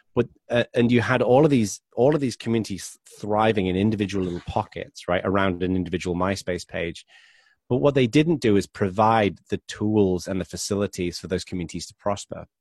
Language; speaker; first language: English; native; English